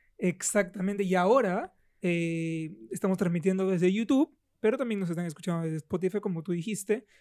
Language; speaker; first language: Spanish; native; Spanish